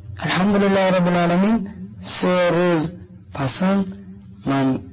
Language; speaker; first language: Persian; non-native, learner; Russian